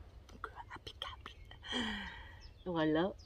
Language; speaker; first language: French; native; French